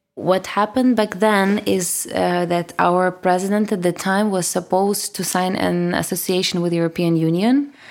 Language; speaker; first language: English; non-native, fluent; Russian